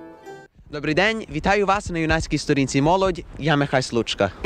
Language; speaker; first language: Ukrainian; early bilingual, heritage; Ukrainian